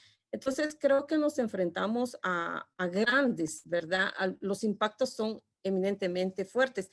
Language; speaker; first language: Spanish; non-native, local second language; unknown